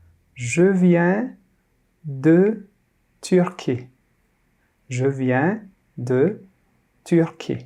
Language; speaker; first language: French; non-native, fluent; Turkish